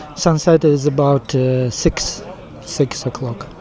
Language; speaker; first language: English; non-native, fluent; Ukrainian